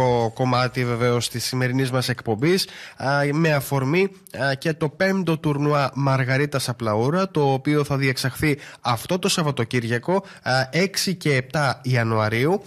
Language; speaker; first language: Greek; native; Greek